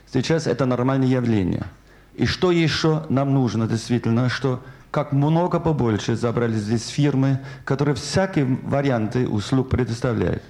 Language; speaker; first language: Russian; non-native, fluent; German